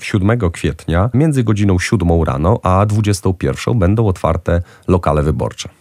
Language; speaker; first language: Polish; native; Polish